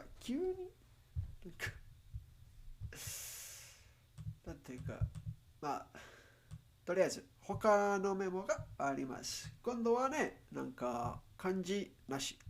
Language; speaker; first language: Japanese; non-native, learner; Spanish